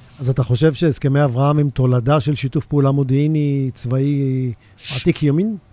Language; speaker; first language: Hebrew; native; Hebrew